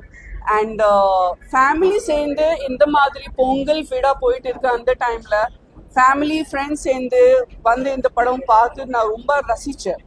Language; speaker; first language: Tamil; non-native, fluent; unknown